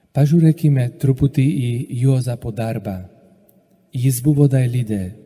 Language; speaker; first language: Lithuanian; non-native, fluent; Slovak